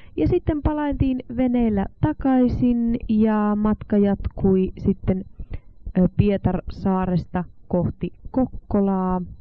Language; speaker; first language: Finnish; native; Finnish